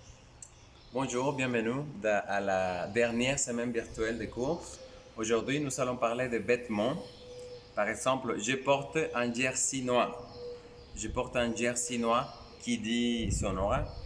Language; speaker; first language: French; non-native, fluent; Spanish